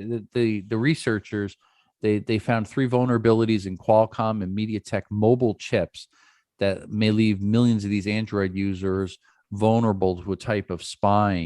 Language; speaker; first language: English; native; English